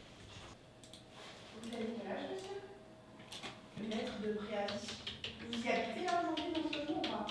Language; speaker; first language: French; native; French